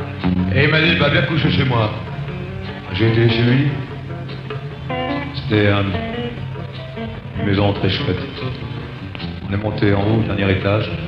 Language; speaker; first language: French; native; French